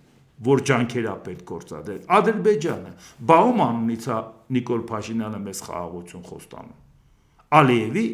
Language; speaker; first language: Armenian; native; Armenian